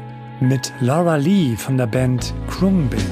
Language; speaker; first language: German; native; German